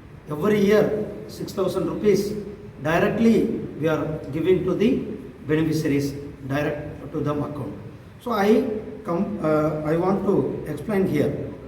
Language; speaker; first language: English; non-native, local second language; Tamil